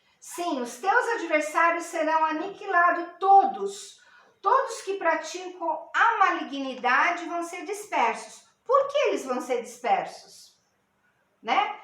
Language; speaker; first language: Portuguese; native; Portuguese